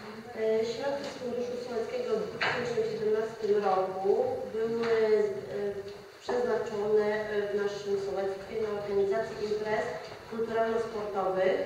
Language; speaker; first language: Polish; native; Polish